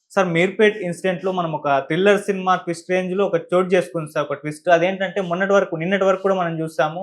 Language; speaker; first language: Telugu; native; Telugu